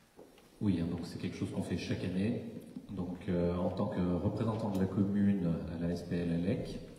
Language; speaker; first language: French; native; French